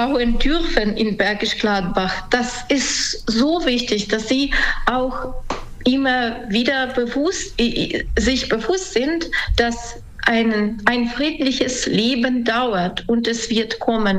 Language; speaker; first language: German; non-native, fluent; Ukrainian